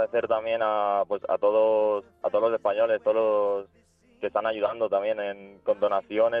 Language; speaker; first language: Spanish; early bilingual, other home language; Ukrainian